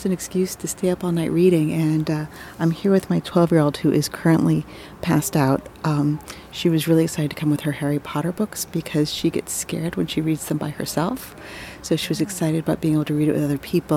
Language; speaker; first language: English; native; English